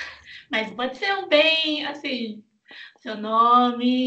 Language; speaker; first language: Portuguese; non-native, fluent; Chinese